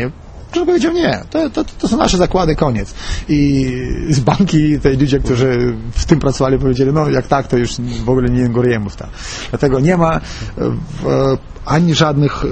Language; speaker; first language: Polish; non-native, fluent; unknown